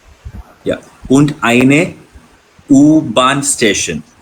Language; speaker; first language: German; non-native, learner; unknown